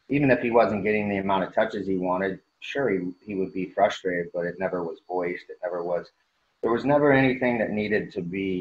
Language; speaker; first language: English; native; English